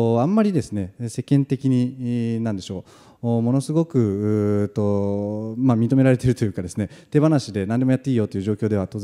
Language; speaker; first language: Japanese; native; Japanese